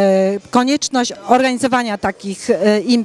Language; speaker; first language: Polish; native; Polish